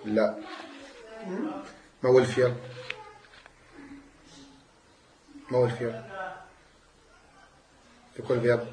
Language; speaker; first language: Arabic; non-native, fluent; French